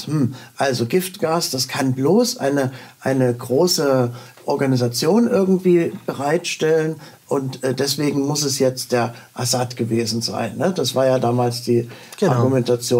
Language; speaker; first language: German; native; German